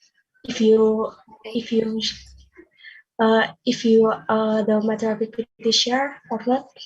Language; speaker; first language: English; non-native, learner; Indonesian